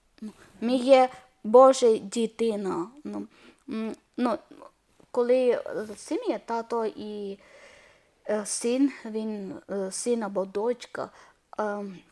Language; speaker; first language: Ukrainian; non-native, learner; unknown